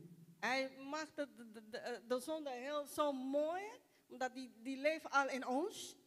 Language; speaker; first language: Dutch; non-native, local second language; Papiamento